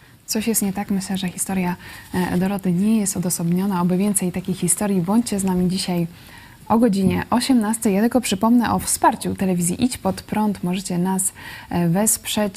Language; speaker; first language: Polish; native; Polish